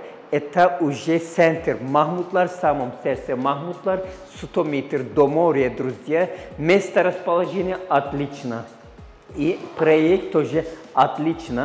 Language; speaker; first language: Russian; non-native, learner; Turkish